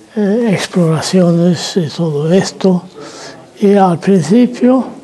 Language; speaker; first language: Spanish; non-native, fluent; Swedish